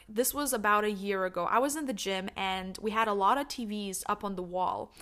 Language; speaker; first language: English; non-native, fluent; Lithuanian